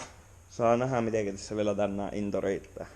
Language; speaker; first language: Finnish; native; Finnish